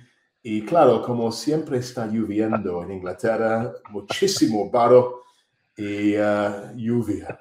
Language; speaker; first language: Spanish; non-native, fluent; English